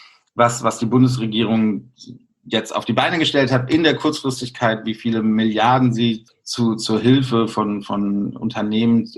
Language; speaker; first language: German; native; German